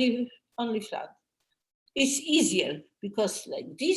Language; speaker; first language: English; non-native, learner; Polish